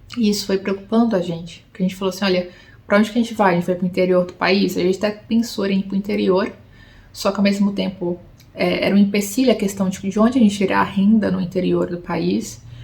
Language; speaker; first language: Portuguese; native; Portuguese